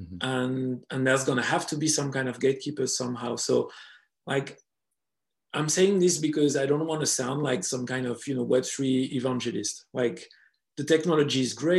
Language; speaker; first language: English; non-native, fluent; French